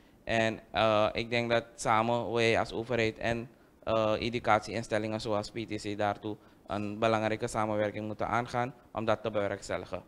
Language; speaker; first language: Dutch; native; Dutch